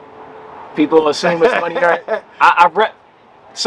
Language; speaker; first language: English; native; English